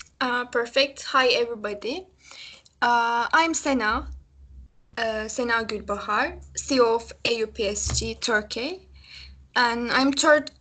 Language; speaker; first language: English; non-native, local second language; Turkish